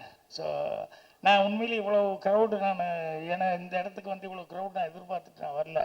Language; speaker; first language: Tamil; native; Tamil